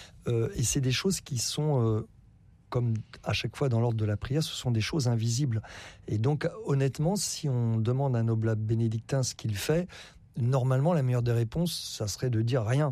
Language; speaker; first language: French; native; French